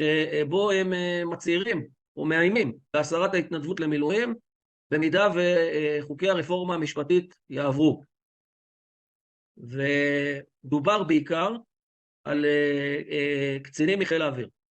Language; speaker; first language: Hebrew; native; Hebrew